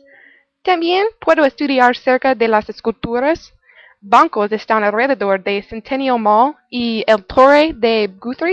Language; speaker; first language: Spanish; non-native, learner; English